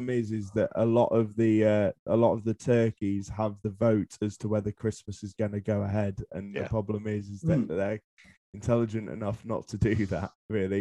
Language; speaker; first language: English; native; English